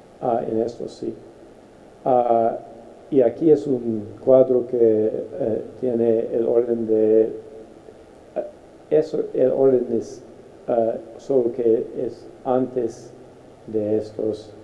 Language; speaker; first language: Spanish; non-native, fluent; English